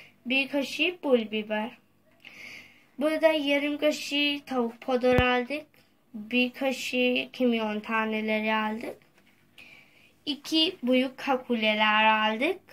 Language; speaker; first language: Turkish; non-native, fluent; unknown